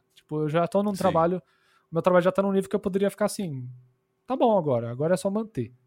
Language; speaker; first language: Portuguese; early bilingual, other home language; English